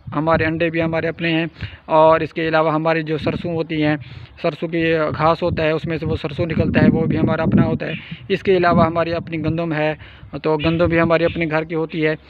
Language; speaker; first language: Urdu; non-native, local second language; Saraiki